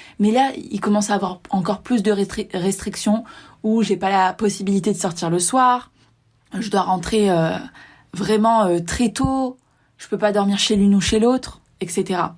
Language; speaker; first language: French; native; French